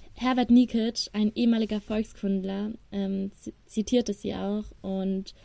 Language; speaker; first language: German; native; German